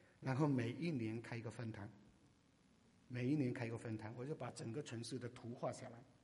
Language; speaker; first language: Chinese; non-native, local second language; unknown